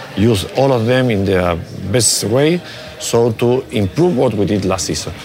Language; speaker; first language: English; non-native, fluent; Spanish